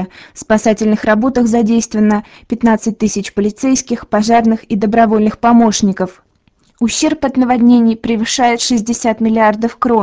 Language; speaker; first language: Russian; native; Russian